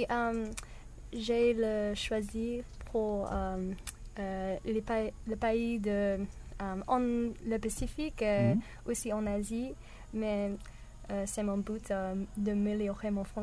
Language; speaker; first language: French; non-native, learner; English